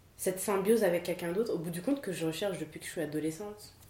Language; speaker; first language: French; native; French